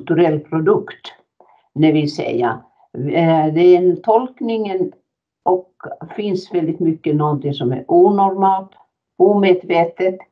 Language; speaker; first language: Swedish; non-native, fluent; Finnish